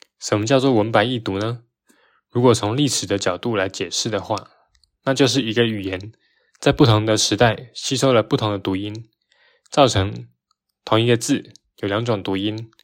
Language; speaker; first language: Chinese; native; Chinese